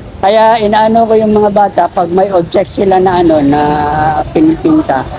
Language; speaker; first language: Filipino; non-native, local second language; Iloko